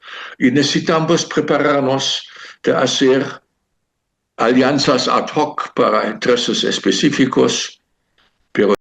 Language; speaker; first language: Spanish; non-native, fluent; German